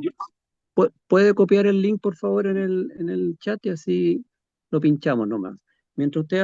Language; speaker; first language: Spanish; native; Spanish